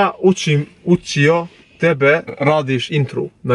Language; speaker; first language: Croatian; non-native, learner; Albanian